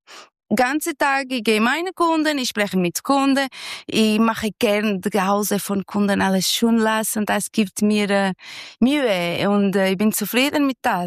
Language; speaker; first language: German; non-native, learner; Portuguese